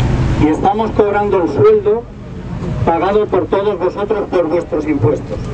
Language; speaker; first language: Spanish; native; Spanish